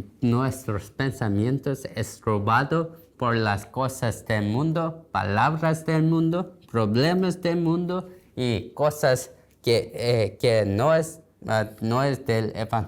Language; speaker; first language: Spanish; non-native, learner; Korean